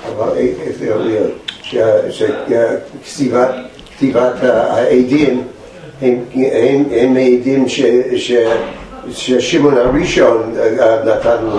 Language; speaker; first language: Hebrew; non-native, learner; English